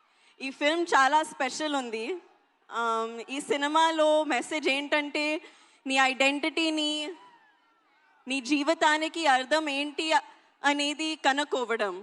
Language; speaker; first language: Telugu; non-native, learner; Hindi